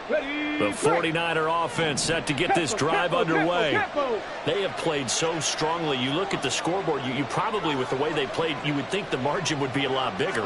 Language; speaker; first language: English; native; English